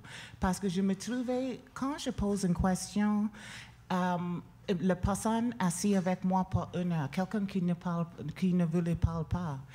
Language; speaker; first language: French; non-native, learner; English